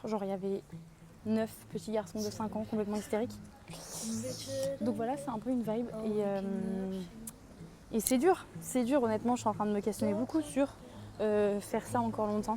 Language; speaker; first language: French; native; French